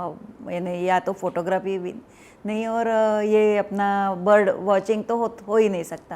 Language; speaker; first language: Hindi; non-native, local second language; Marathi